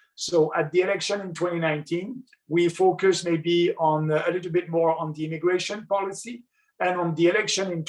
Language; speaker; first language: English; non-native, local second language; French